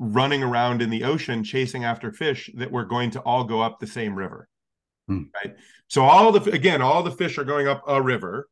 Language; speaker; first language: English; native; English